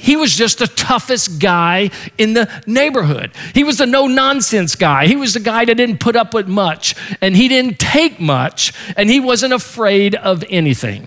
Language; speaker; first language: English; native; English